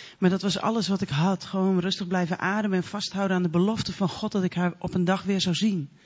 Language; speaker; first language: Dutch; native; Dutch